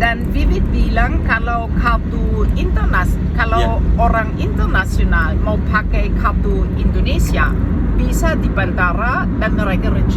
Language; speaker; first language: Indonesian; non-native, fluent; German